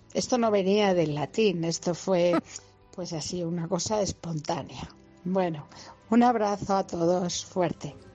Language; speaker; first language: Spanish; native; Spanish